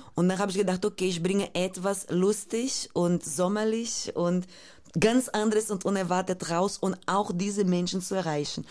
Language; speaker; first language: German; non-native, fluent; Portuguese